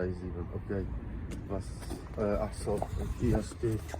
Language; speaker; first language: German; non-native, learner; Polish